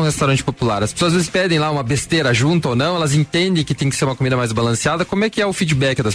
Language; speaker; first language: Portuguese; native; Portuguese